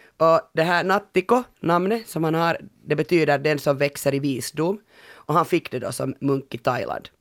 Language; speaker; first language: Swedish; native; Swedish